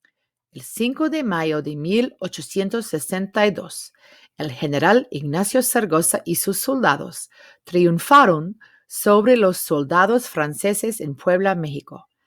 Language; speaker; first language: Spanish; non-native, fluent; English